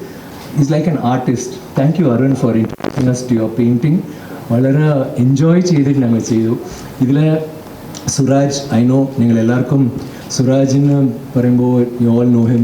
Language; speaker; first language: Malayalam; non-native, local second language; Tamil